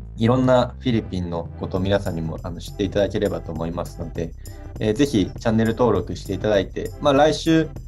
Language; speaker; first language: Japanese; native; Japanese